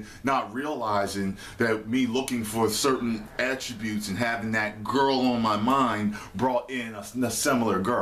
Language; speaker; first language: English; native; English